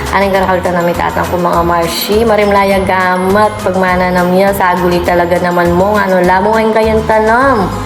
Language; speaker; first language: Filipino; non-native, local second language; Pampanga